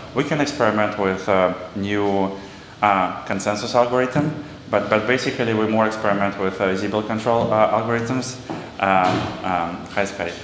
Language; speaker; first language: English; non-native, fluent; Russian